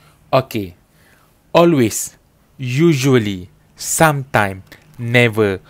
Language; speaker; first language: English; non-native, local second language; Malay